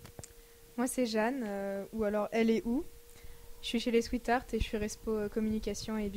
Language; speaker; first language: French; native; French